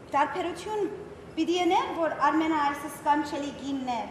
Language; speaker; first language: Armenian; early bilingual, other home language; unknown